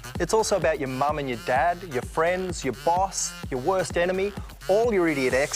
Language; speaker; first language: English; native; English